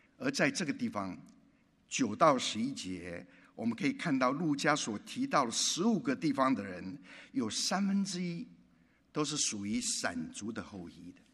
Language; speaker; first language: Chinese; native; Chinese